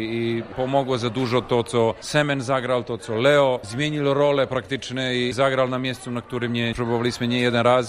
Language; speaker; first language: Polish; non-native, learner; Serbian